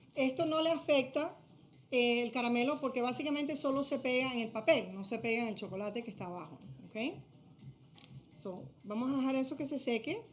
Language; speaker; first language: Spanish; early bilingual, heritage; Spanish